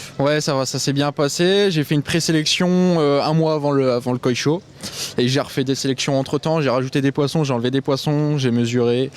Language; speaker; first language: French; native; French